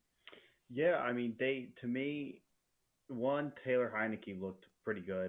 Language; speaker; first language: English; native; English